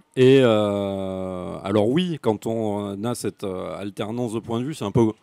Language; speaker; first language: French; native; French